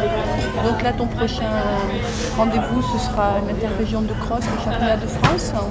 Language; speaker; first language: French; native; French